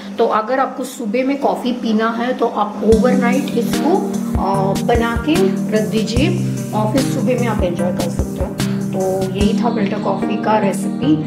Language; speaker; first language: Hindi; non-native, local second language; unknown